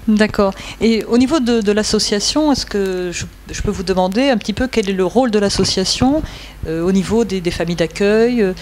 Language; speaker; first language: French; native; French